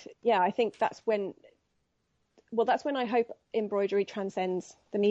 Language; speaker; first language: English; native; English